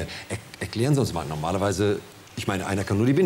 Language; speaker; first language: German; native; German